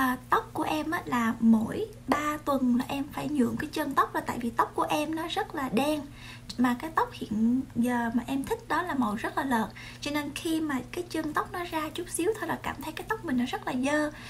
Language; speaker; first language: Vietnamese; early bilingual, other home language; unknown